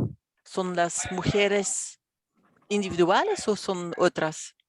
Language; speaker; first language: Spanish; non-native, fluent; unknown